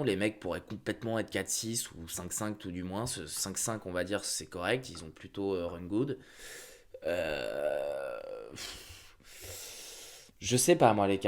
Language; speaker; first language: French; native; French